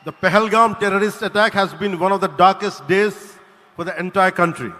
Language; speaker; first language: English; non-native, local second language; Telugu